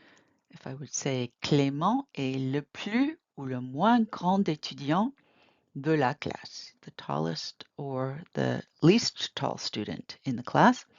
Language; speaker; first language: French; non-native, fluent; English